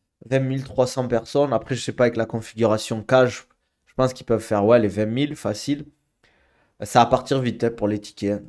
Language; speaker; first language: French; native; French